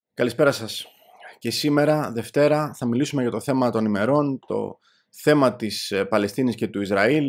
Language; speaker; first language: Greek; native; Greek